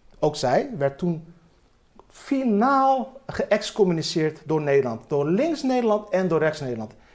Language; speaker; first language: Dutch; early bilingual, other home language; Turkish